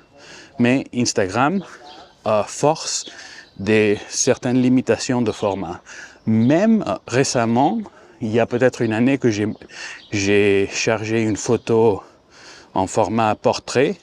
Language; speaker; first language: French; non-native, fluent; Spanish